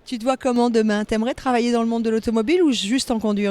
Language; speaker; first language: French; native; French